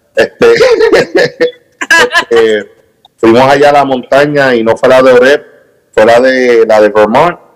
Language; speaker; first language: Spanish; early bilingual, heritage; Spanish